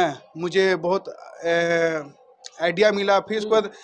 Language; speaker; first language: Hindi; native; Hindi